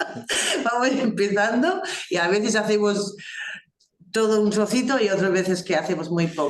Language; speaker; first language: Spanish; non-native, fluent; English